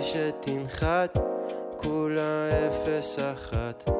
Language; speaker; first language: Hebrew; native; Hebrew